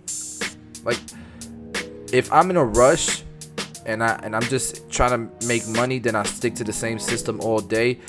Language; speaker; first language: English; native; English